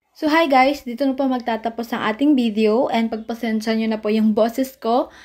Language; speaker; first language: Filipino; non-native, local second language; Cebuano